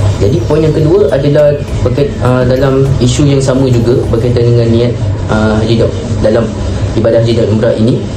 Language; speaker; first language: Malay; native; Malay